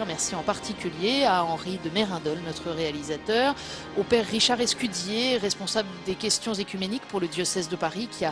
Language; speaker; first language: French; native; French